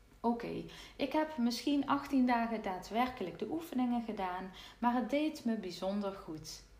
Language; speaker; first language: Dutch; native; Dutch